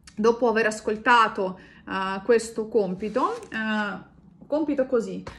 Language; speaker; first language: Italian; non-native, fluent; Russian